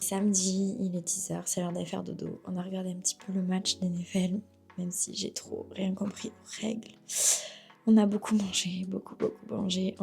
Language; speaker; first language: French; native; French